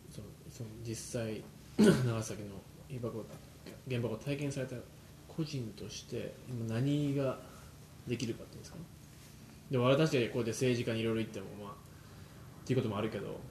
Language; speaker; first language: Japanese; native; Japanese